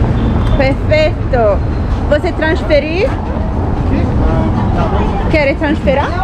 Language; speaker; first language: Portuguese; early bilingual, heritage; Portuguese